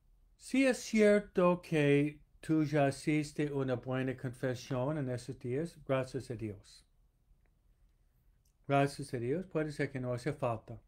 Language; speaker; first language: Spanish; non-native, fluent; English